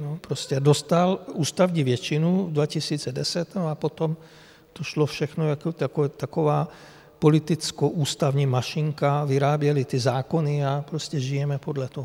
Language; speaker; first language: Czech; non-native, fluent; Hungarian